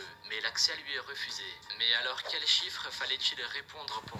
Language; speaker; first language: French; native; French